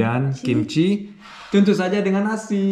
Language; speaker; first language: Indonesian; early bilingual, heritage; German